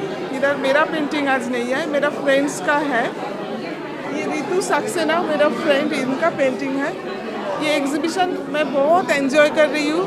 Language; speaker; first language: Hindi; non-native, local second language; Bangla